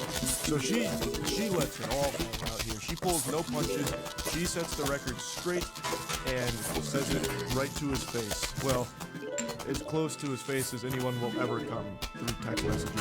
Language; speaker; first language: English; native; English